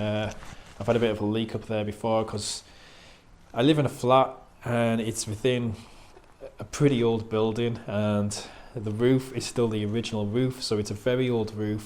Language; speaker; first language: English; native; English